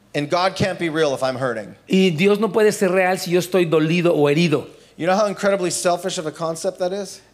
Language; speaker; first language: English; native; English